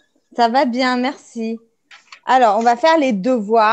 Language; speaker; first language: French; non-native, fluent; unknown